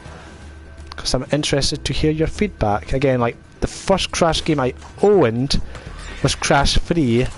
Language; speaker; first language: English; native; English